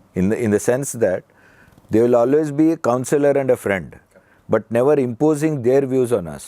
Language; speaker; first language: English; non-native, local second language; Kannada